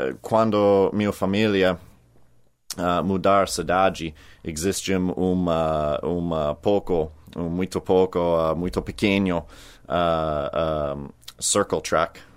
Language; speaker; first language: Portuguese; non-native, learner; English